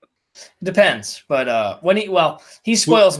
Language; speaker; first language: English; native; English